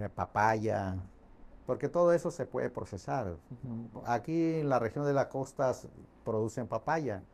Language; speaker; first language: Spanish; non-native, fluent; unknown